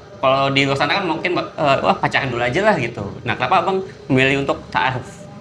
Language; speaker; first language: Indonesian; native; Indonesian